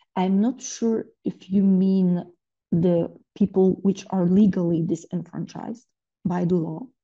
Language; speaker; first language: English; non-native, fluent; Polish